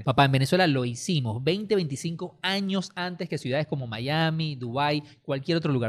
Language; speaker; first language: Spanish; native; Spanish